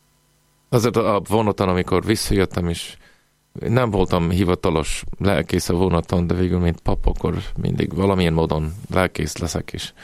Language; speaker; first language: Hungarian; non-native, fluent; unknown